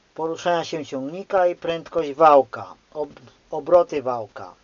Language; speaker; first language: Polish; native; Polish